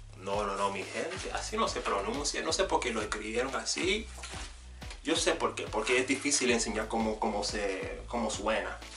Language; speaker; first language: Spanish; non-native, fluent; English